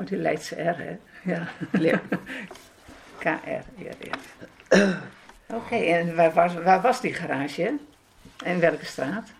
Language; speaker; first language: Dutch; native; Dutch